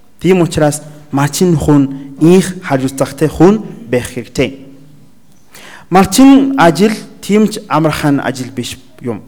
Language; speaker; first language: Mongolian; non-native, learner; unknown